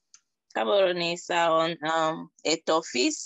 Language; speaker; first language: Finnish; non-native, learner; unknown